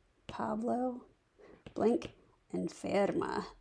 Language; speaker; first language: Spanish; non-native, fluent; English